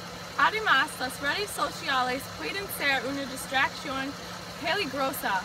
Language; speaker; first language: Spanish; non-native, learner; English